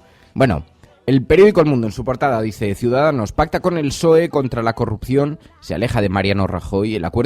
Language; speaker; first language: Spanish; native; Spanish